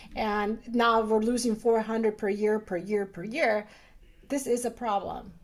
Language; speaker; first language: English; early bilingual, other home language; Spanish